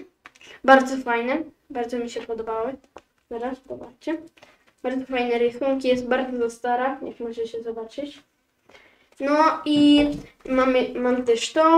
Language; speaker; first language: Polish; early bilingual, heritage; Polish